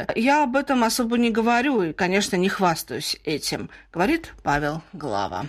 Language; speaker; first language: Russian; native; Russian